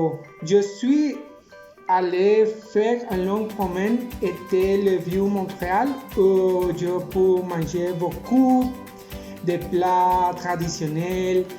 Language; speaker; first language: French; non-native, learner; Spanish